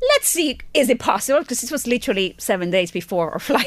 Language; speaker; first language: English; non-native, fluent; Spanish